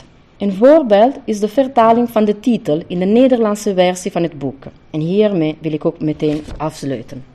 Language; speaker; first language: Dutch; non-native, fluent; Italian